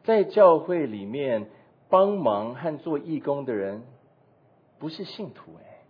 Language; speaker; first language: Chinese; native; Chinese